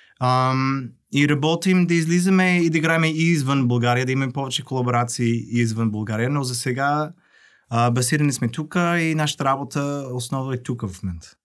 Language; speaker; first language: Bulgarian; non-native, fluent; English